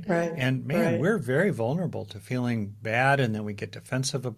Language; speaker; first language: English; native; English